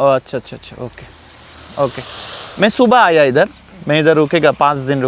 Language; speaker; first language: Hindi; non-native, learner; Bangla